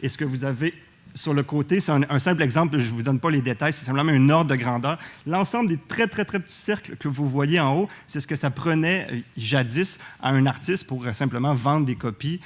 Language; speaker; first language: French; native; French